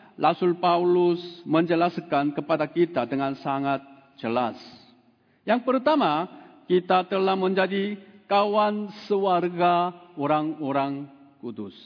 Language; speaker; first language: Indonesian; non-native, fluent; Korean